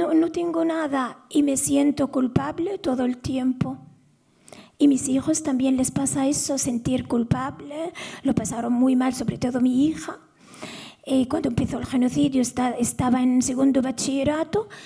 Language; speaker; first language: Spanish; non-native, fluent; Arabic